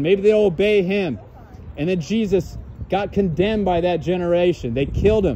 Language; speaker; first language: English; native; English